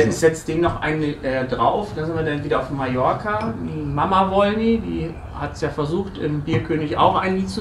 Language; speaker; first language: German; native; German